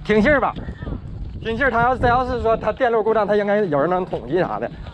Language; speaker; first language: Chinese; native; Chinese